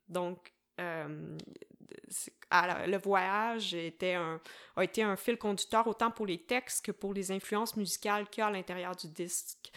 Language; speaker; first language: French; native; French